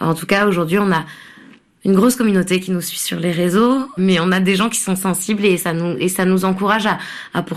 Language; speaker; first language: French; native; French